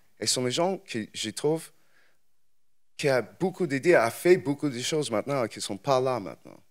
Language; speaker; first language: French; non-native, learner; English